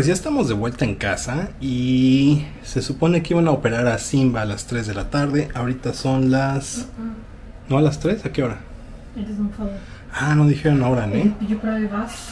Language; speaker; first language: Spanish; native; Spanish